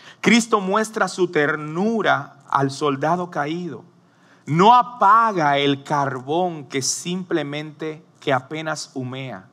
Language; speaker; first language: Spanish; native; Spanish